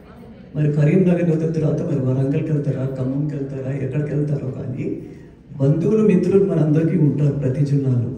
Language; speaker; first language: Telugu; native; Telugu